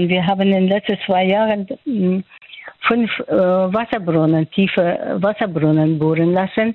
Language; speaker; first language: German; non-native, fluent; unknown